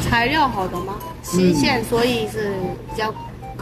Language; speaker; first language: Chinese; non-native, learner; Korean